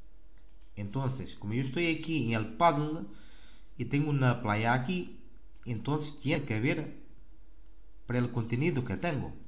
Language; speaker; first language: Portuguese; non-native, learner; Spanish